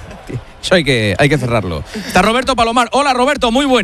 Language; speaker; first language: Spanish; native; Spanish